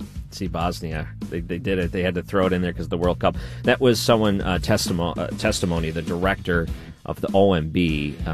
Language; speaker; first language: English; native; English